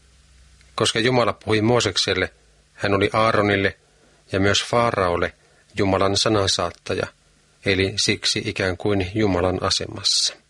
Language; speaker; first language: Finnish; native; Finnish